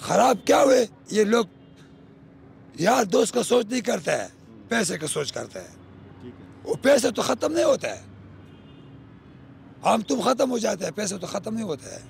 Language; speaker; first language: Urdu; non-native, local second language; Pashto